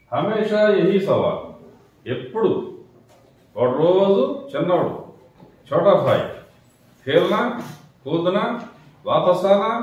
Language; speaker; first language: Hindi; non-native, local second language; Telugu